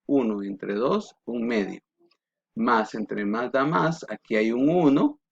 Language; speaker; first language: Spanish; native; Spanish